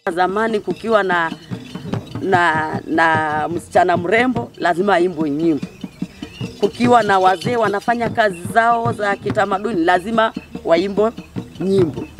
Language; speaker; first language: Swahili; non-native, local second language; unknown